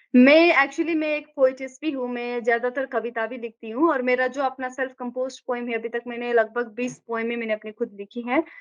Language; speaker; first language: Hindi; non-native, local second language; Nepali